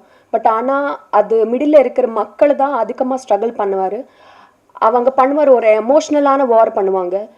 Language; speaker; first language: Tamil; non-native, learner; Telugu